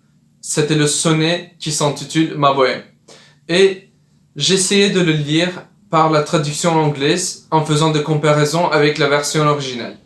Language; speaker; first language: French; non-native, fluent; Turkish